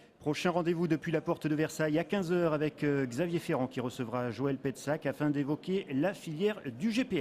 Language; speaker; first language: French; native; French